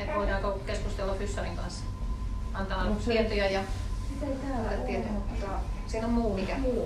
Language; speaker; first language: Finnish; native; Finnish